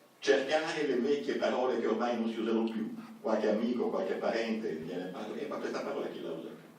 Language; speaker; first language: Italian; non-native, local second language; Sardinian